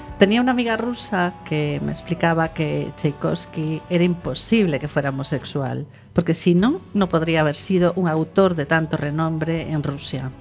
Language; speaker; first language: Spanish; native; Spanish